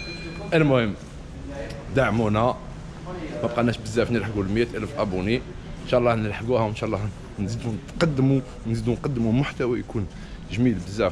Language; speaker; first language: Arabic; native; Arabic